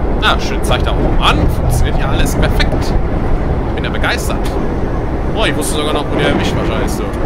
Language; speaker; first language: German; native; German